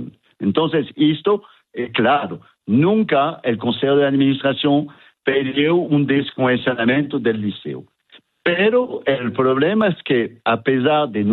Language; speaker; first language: Spanish; non-native, fluent; French